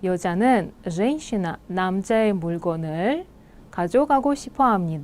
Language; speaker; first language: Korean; non-native, fluent; Russian